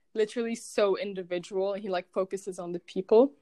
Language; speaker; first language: English; non-native, fluent; Arabic